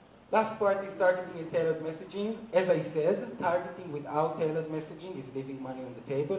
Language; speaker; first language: English; non-native, fluent; Hebrew